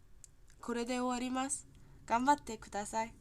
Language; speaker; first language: Japanese; non-native, learner; English